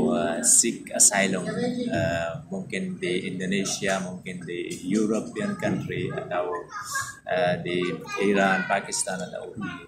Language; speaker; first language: Indonesian; non-native, learner; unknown